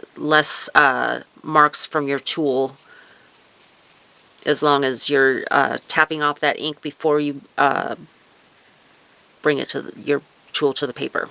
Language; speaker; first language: English; native; English